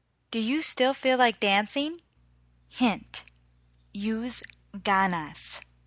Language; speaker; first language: English; native; English